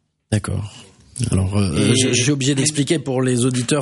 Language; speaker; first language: French; native; French